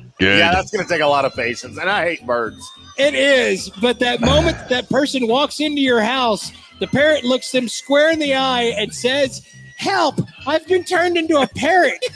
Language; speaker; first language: English; native; English